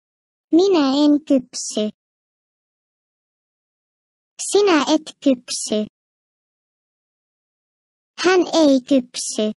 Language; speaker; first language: Finnish; non-native, fluent; Turkish